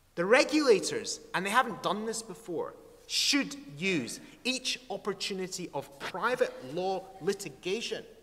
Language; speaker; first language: English; native; English